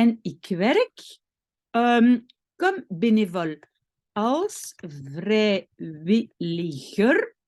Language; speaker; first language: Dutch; non-native, local second language; French